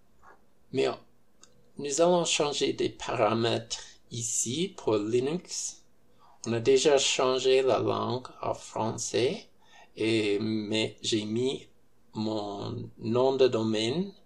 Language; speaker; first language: French; non-native, fluent; English